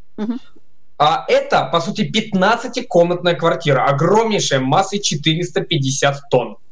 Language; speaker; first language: Russian; native; Russian